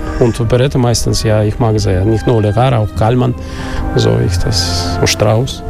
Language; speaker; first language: German; non-native, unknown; Russian